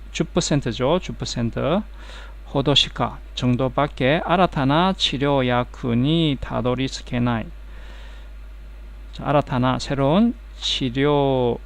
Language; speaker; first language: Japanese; non-native, fluent; Korean